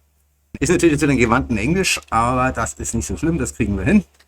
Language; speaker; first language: German; native; German